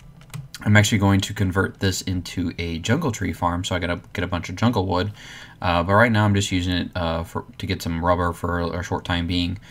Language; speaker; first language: English; native; English